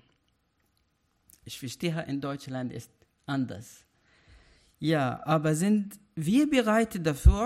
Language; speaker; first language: German; non-native, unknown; Arabic